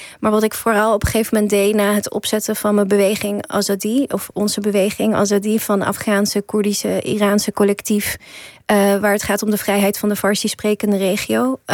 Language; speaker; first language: Dutch; early bilingual, other home language; Persian